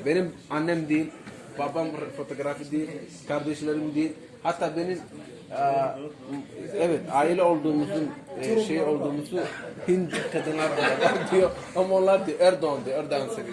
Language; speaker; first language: Turkish; non-native, fluent; Somali